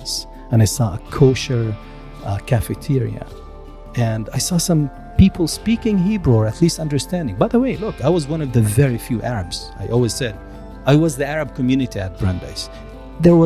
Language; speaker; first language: English; non-native, fluent; Hebrew